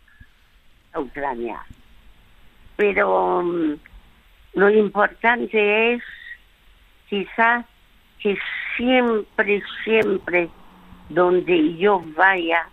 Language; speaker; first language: Spanish; early bilingual, other home language; French